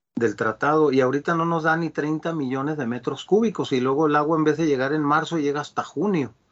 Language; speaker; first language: Spanish; native; Spanish